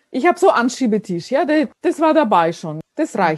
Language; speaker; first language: German; non-native, fluent; Russian